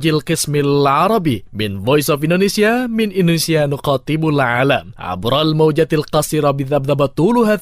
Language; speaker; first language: Arabic; non-native, fluent; Indonesian